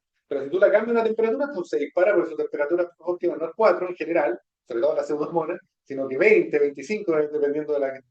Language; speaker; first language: Spanish; native; Spanish